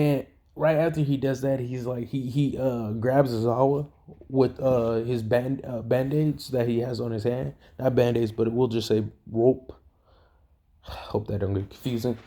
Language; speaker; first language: English; native; English